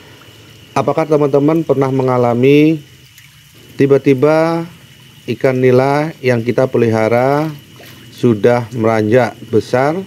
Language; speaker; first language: Indonesian; native; Indonesian